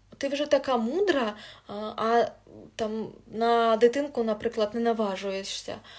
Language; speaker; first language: Ukrainian; non-native, local second language; Russian